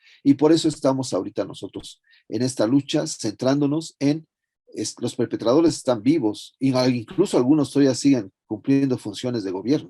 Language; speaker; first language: Spanish; native; Spanish